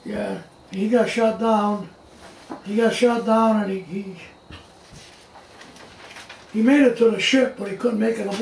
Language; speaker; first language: English; native; English